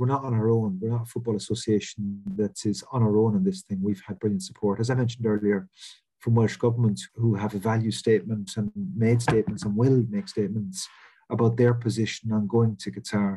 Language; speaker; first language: English; native; English